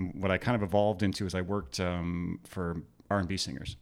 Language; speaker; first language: English; native; English